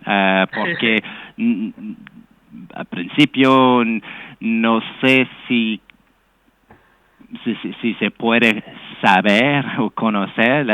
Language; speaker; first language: Spanish; non-native, fluent; English